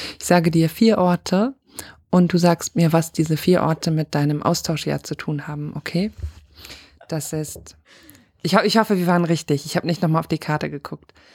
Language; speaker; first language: German; native; German